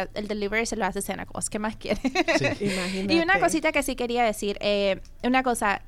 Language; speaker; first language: Spanish; native; Spanish